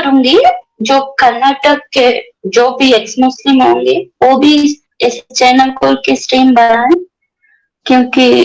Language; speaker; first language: Hindi; non-native, local second language; Kannada